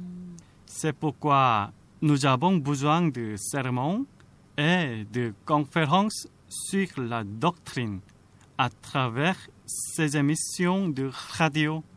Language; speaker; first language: French; non-native, fluent; Korean